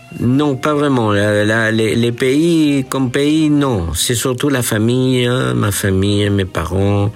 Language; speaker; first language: French; non-native, fluent; Spanish